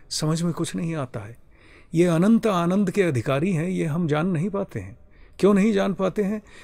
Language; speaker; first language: Hindi; native; Hindi